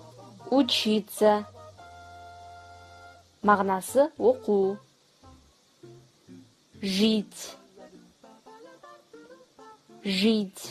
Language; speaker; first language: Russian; non-native, fluent; Kazakh